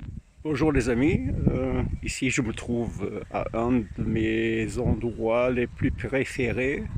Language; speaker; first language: French; non-native, fluent; German